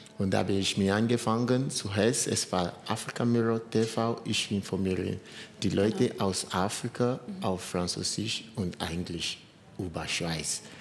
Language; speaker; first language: German; non-native, learner; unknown